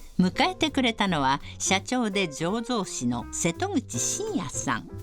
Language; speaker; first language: Japanese; native; Japanese